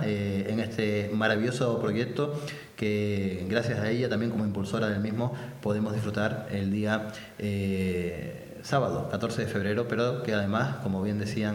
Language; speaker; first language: Spanish; native; Spanish